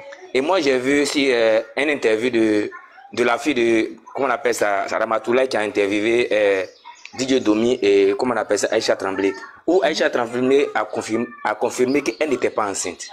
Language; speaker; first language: French; non-native, local second language; Dyula